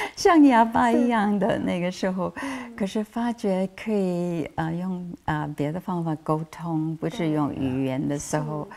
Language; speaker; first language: Chinese; non-native, fluent; English